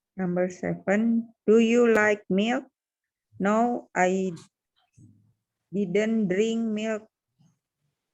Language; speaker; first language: English; non-native, learner; Indonesian